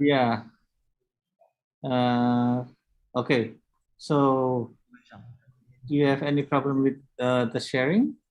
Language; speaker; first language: English; non-native, learner; Indonesian